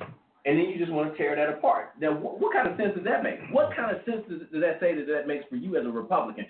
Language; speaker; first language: English; native; English